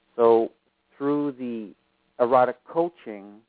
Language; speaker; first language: English; native; English